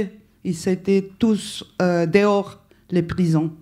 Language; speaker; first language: French; non-native, fluent; Spanish